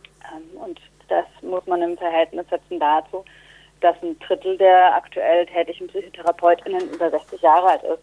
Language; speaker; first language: German; native; German